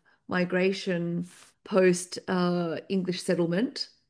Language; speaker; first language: English; native; English